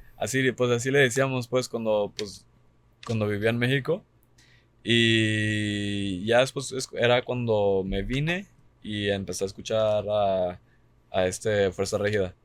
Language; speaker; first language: Spanish; early bilingual, heritage; Spanish